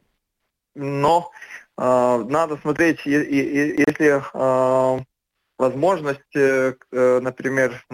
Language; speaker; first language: Russian; non-native, local second language; Latvian